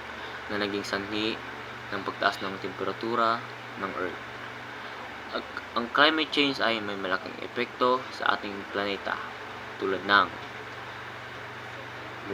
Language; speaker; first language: Filipino; native; Filipino